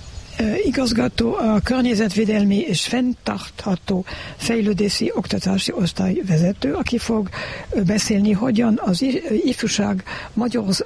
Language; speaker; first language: Hungarian; non-native, learner; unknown